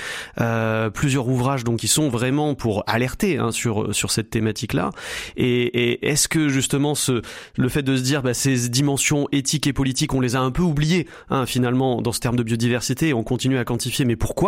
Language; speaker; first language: French; native; French